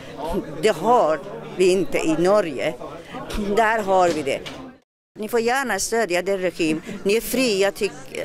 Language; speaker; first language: Swedish; non-native, fluent; Persian